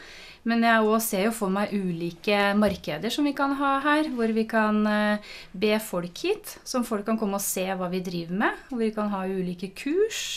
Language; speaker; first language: Norwegian; native; Norwegian